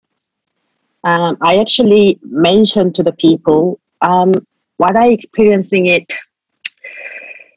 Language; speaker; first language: English; non-native, fluent; Korean